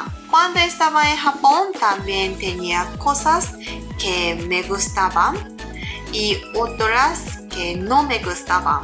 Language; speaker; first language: Spanish; non-native, learner; Japanese